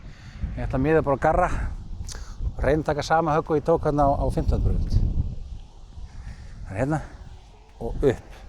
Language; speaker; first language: Icelandic; native; Icelandic